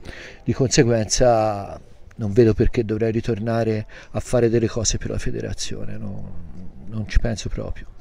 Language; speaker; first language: Italian; native; Italian